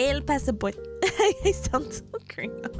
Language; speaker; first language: Spanish; non-native, learner; English